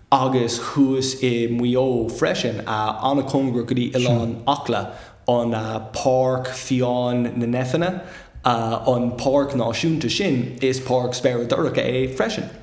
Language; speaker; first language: Irish; non-native, local second language; English